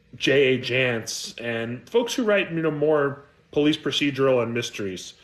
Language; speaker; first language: English; native; English